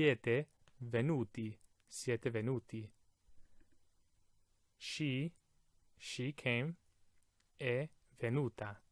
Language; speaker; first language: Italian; non-native, fluent; English